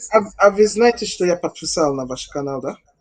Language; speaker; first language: Russian; non-native, learner; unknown